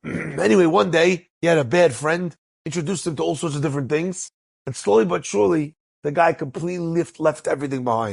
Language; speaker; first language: English; native; English